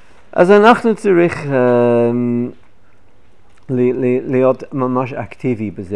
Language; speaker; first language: Hebrew; non-native, fluent; English